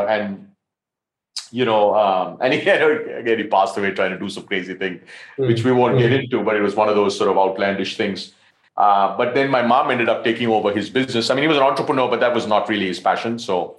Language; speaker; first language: English; non-native, local second language; Tamil